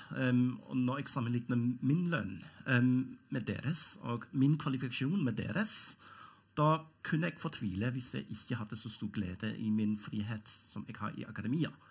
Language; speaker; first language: Norwegian; non-native, fluent; German